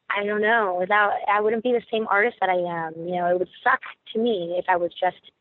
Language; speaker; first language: English; native; English